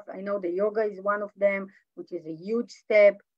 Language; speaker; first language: English; non-native, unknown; Hebrew